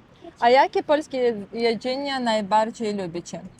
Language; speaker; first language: Polish; non-native, learner; Russian